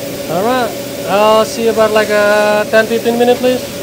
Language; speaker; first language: English; non-native, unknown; Indonesian